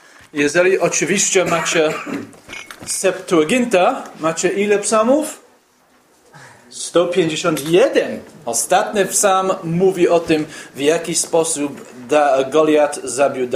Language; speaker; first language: Polish; non-native, fluent; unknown